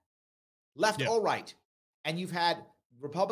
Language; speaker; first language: English; native; English